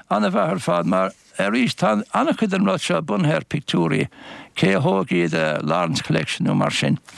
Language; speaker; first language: Irish; native; Irish